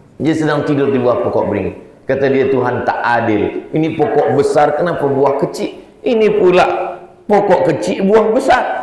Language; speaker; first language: Malay; native; Malay